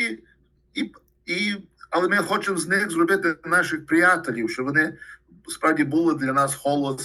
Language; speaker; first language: Ukrainian; early bilingual, heritage; Ukrainian